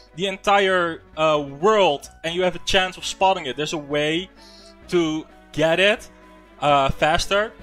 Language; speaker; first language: English; early bilingual, other home language; Dutch